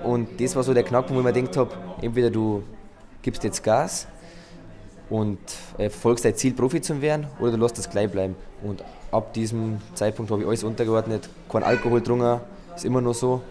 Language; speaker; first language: German; native; German